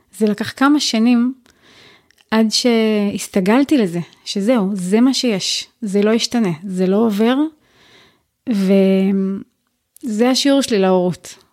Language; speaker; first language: Hebrew; native; Hebrew